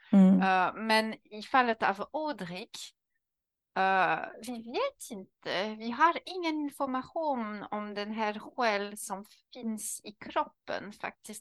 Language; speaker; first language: Swedish; non-native, learner; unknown